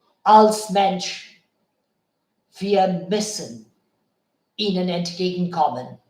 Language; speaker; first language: German; non-native, fluent; Bangla